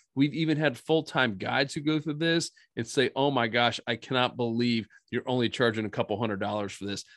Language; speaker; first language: English; native; English